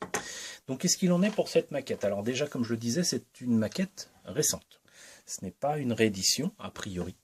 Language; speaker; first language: French; native; French